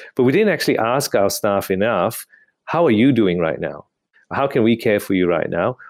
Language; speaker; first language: English; non-native, local second language; Tamil